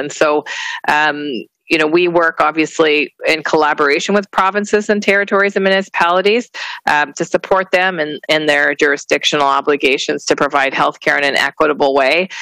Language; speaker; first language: English; native; English